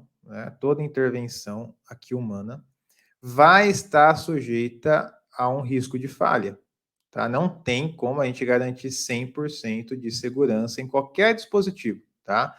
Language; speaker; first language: Portuguese; native; Portuguese